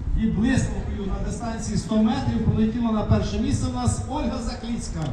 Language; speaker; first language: Ukrainian; native; Ukrainian